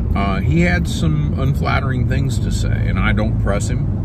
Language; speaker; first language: English; native; English